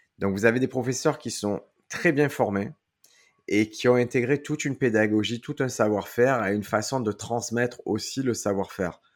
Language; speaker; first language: French; native; French